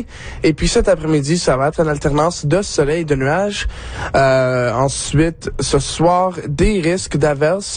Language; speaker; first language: French; native; French